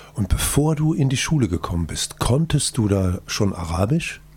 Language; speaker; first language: German; native; German